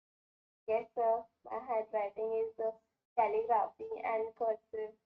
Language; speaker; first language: English; non-native, learner; Hindi